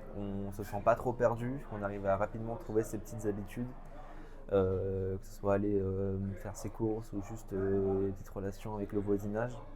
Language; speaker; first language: French; native; French